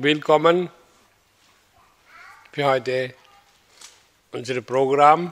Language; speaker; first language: German; non-native, learner; Hindi